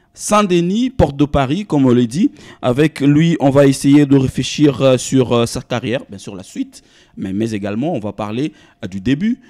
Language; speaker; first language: French; non-native, local second language; Lingala